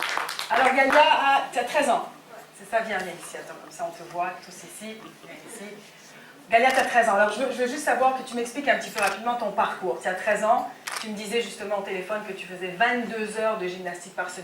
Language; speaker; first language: French; native; French